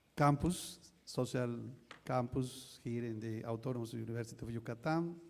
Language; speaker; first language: English; non-native, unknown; Spanish